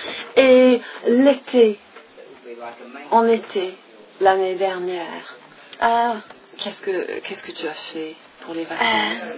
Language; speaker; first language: French; non-native, fluent; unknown